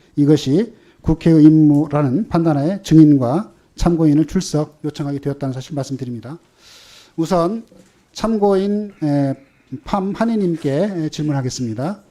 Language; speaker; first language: Korean; native; Korean